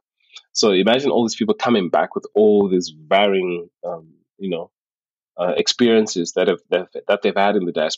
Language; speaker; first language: English; non-native, local second language; Shona